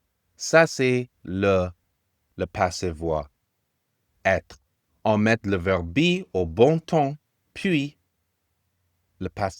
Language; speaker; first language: French; non-native, learner; English